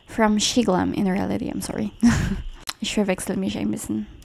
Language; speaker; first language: German; non-native, learner; Portuguese